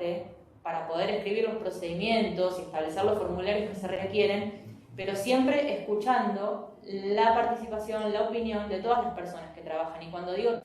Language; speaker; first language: Spanish; native; Spanish